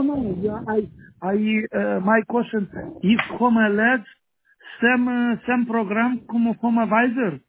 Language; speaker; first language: English; non-native, learner; Romanian